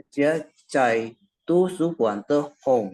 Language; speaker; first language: Chinese; non-native, learner; Indonesian